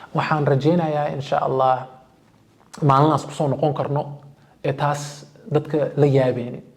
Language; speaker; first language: Somali; early bilingual, heritage; Somali